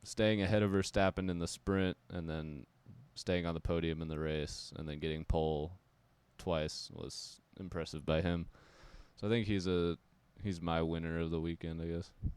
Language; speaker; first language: English; native; English